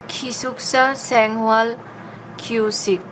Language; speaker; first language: Korean; non-native, learner; Bangla